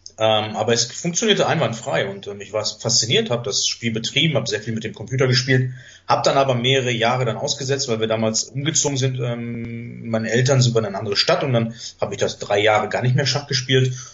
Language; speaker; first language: German; early bilingual, heritage; Greek